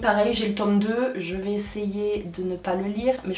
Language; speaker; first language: French; native; French